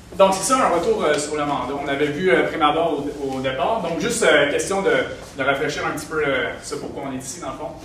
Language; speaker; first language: French; native; French